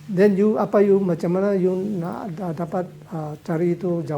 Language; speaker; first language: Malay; non-native, local second language; Cantonese